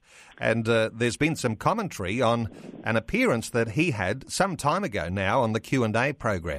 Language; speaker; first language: English; native; English